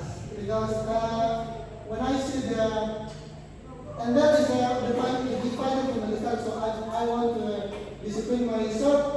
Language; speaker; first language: English; non-native, learner; Indonesian